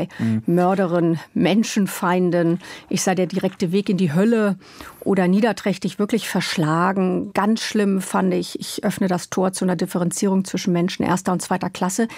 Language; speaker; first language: German; native; German